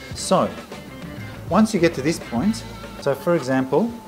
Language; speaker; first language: English; early bilingual, other home language; Italian